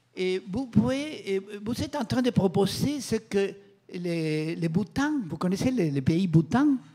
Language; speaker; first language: French; non-native, fluent; Spanish